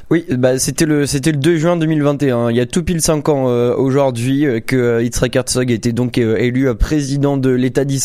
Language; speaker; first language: French; native; French